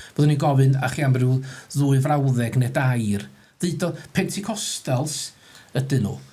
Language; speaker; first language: Welsh; native; Welsh